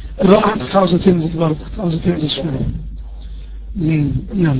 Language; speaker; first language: Arabic; native; Arabic